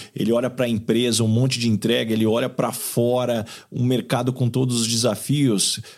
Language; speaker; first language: Portuguese; native; Portuguese